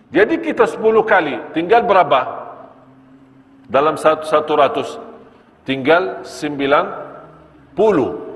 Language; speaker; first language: Indonesian; non-native, fluent; Arabic